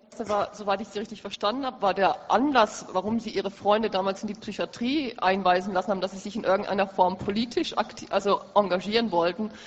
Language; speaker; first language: German; native; German